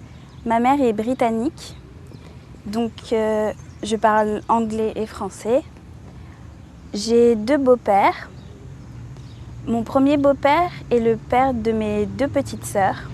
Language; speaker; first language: French; early bilingual, other home language; English